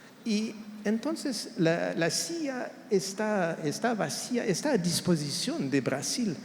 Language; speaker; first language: Spanish; non-native, fluent; French